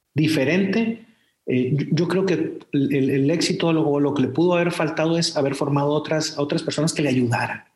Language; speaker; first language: Spanish; native; Spanish